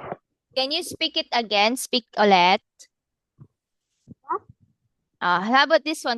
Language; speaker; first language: English; non-native, local second language; Filipino